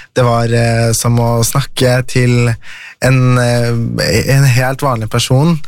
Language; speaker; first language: Norwegian; early bilingual, other home language; Persian